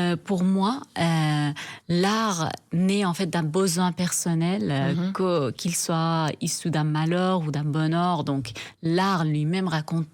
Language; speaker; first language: French; non-native, fluent; Persian